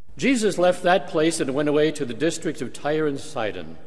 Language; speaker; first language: English; native; English